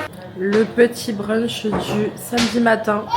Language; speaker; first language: French; native; French